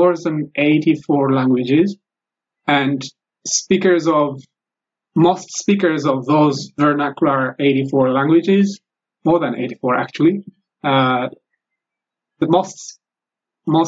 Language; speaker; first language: English; non-native, fluent; Amharic